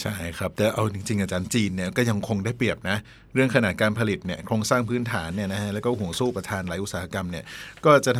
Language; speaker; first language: Thai; native; Thai